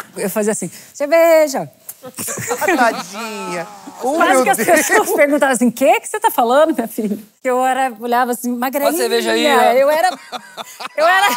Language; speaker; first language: Portuguese; native; Portuguese